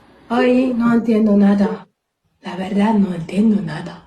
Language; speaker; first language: Spanish; non-native, learner; Arabic